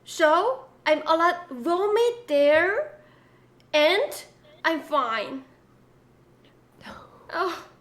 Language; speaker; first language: English; non-native, learner; Korean